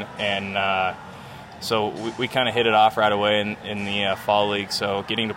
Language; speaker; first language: English; native; English